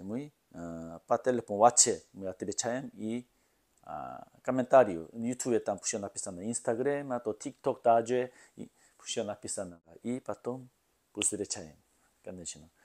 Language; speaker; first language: Russian; non-native, learner; Korean